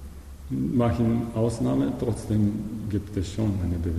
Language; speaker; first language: German; non-native, learner; Japanese